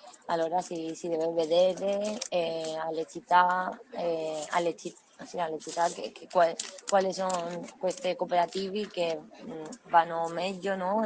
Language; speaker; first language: Italian; non-native, learner; Spanish